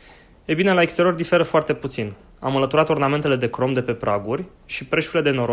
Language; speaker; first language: Romanian; native; Romanian